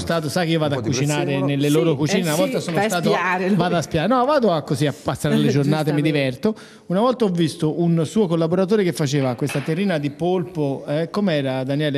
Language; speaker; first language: Italian; native; Italian